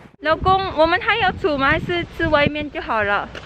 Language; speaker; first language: Chinese; non-native, learner; Filipino